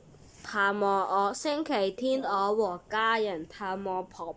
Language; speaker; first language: Chinese; non-native, learner; English